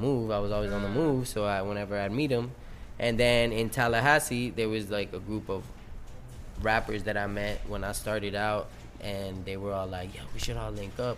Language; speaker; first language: English; early bilingual, other home language; Spanish